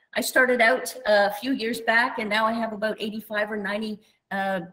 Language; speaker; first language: English; native; English